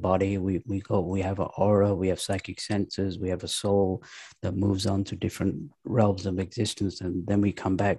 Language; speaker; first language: English; native; English